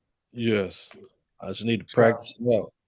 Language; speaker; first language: English; native; English